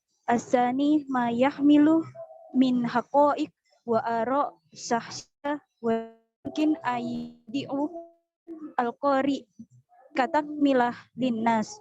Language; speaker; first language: Arabic; non-native, learner; Indonesian